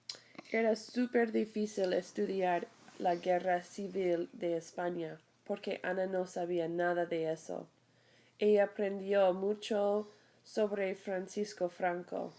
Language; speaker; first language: Spanish; non-native, fluent; English